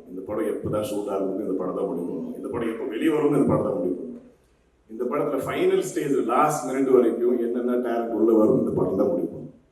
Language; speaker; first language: Tamil; non-native, local second language; Malayalam